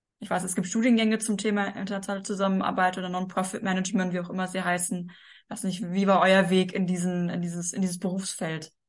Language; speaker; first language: German; native; German